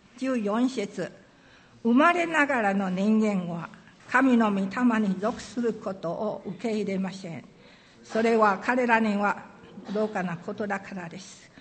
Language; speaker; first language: Japanese; non-native, fluent; Min Nan Chinese